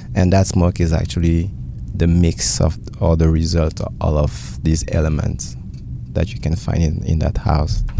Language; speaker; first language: English; early bilingual, other home language; French